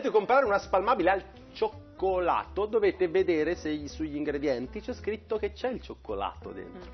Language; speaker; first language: Italian; native; Italian